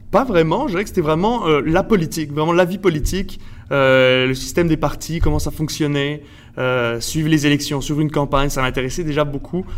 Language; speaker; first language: French; early bilingual, other home language; Spanish